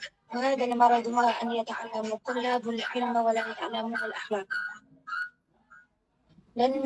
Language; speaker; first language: Arabic; non-native, learner; Indonesian